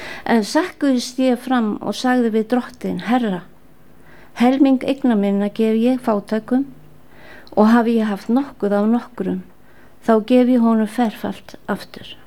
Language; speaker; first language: Icelandic; native; Icelandic